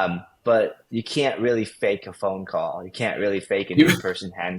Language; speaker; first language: English; native; English